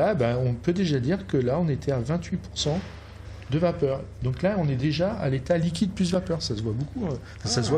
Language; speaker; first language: French; native; French